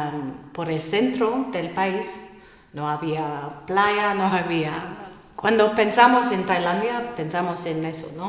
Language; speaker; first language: Spanish; non-native, fluent; English